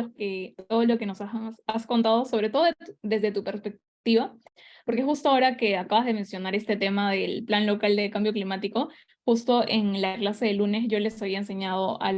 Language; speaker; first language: Spanish; native; Spanish